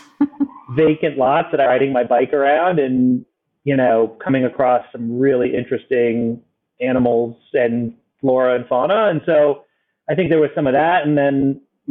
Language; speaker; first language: English; native; English